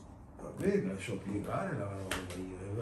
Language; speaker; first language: Italian; native; Italian